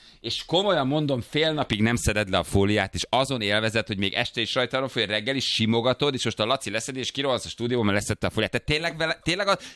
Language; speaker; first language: Hungarian; native; Hungarian